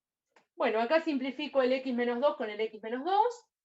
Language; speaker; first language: Spanish; native; Spanish